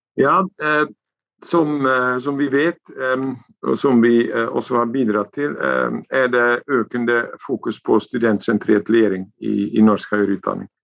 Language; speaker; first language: Norwegian; non-native, fluent; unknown